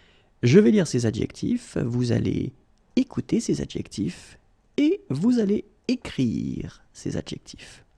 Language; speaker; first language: French; native; French